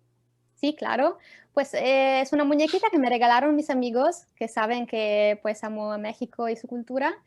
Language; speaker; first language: Spanish; non-native, fluent; Italian